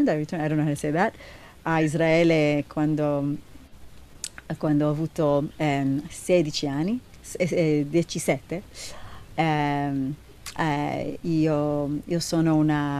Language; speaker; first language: Italian; non-native, learner; Hebrew